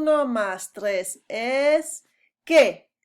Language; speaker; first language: Spanish; non-native, fluent; English